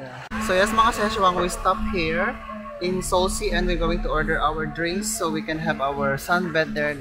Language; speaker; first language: English; non-native, local second language; Filipino